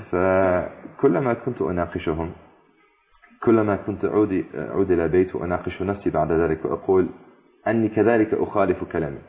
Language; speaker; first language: Arabic; non-native, fluent; English